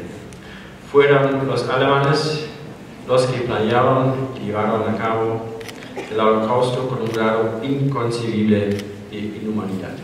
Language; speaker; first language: Spanish; non-native, fluent; German